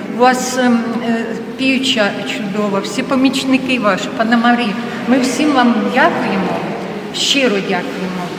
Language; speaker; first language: Ukrainian; non-native, local second language; Russian